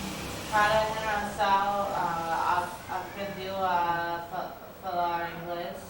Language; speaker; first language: Portuguese; non-native, learner; English